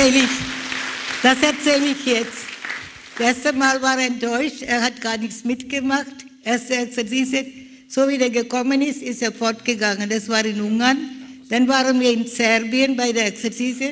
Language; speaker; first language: German; non-native, learner; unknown